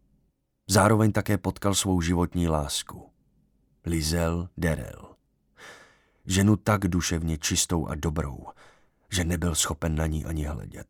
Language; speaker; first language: Czech; native; Czech